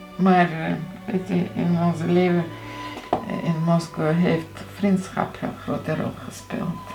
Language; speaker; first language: Dutch; non-native, fluent; Russian